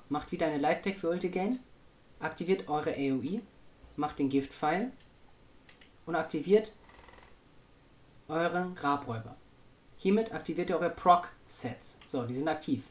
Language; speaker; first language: German; native; German